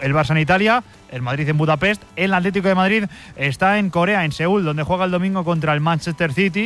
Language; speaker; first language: Spanish; native; Spanish